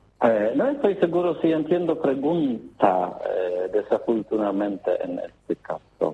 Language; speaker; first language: Spanish; non-native, learner; Polish